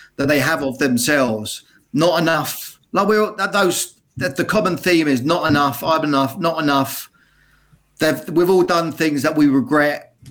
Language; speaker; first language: English; native; English